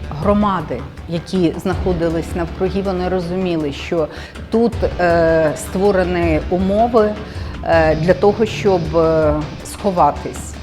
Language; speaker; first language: Ukrainian; native; Ukrainian